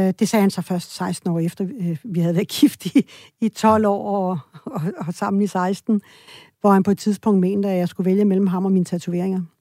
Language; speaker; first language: Danish; early bilingual, other home language; Swedish